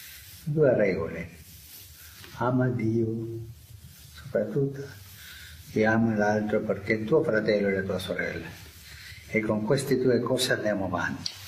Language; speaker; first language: Italian; non-native, fluent; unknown